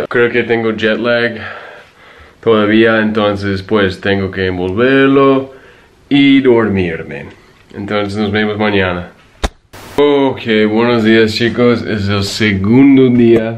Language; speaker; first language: Spanish; non-native, fluent; English